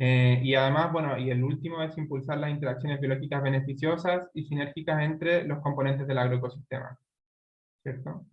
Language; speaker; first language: Spanish; native; Spanish